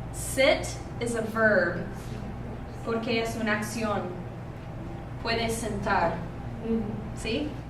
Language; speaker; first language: Spanish; non-native, fluent; English